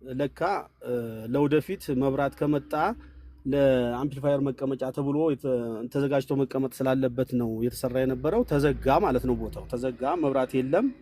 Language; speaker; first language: Amharic; native; Amharic